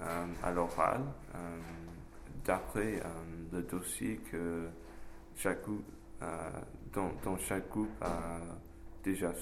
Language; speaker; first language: French; non-native, fluent; English